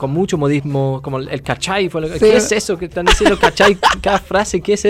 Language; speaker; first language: Spanish; non-native, fluent; English